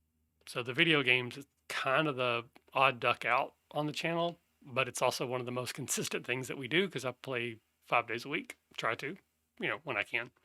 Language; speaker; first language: English; native; English